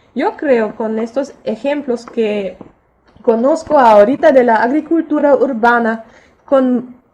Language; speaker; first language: Spanish; non-native, fluent; German